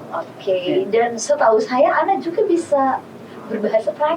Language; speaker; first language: Indonesian; native; Indonesian